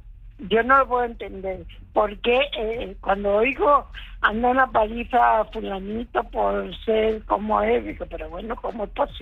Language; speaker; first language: Spanish; native; Spanish